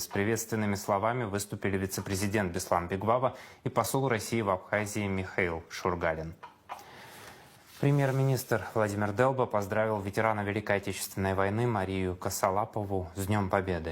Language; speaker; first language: Russian; native; Russian